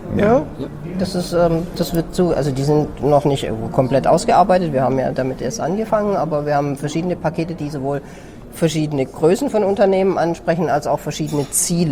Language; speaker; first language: German; native; German